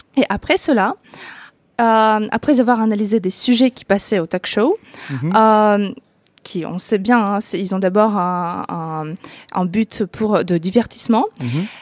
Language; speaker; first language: French; non-native, fluent; Ukrainian